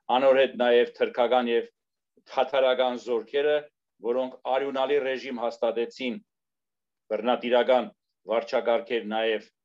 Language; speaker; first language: Armenian; native; Armenian